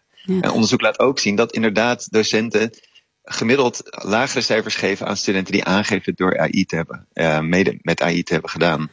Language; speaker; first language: Dutch; native; Dutch